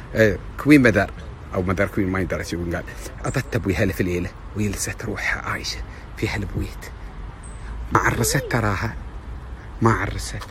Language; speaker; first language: Arabic; native; Arabic